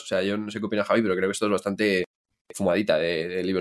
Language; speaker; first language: Spanish; native; Spanish